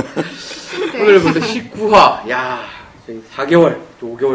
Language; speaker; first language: Korean; native; Korean